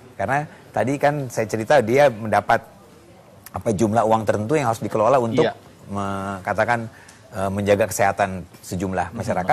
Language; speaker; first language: Indonesian; native; Indonesian